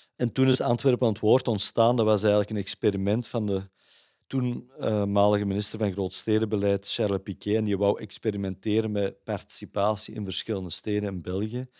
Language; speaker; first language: Dutch; native; Dutch